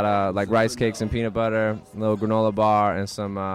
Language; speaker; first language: English; native; English